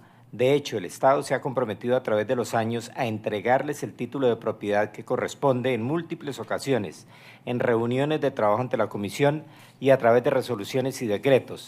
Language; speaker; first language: Spanish; native; Spanish